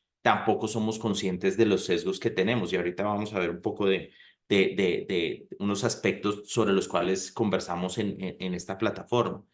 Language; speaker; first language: Spanish; native; Spanish